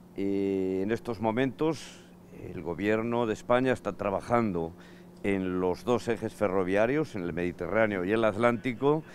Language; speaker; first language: Spanish; native; Spanish